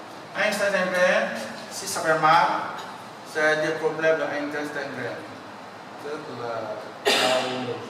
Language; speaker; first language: French; non-native, learner; Vietnamese